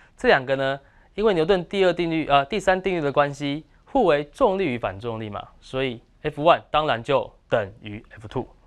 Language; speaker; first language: Chinese; native; Chinese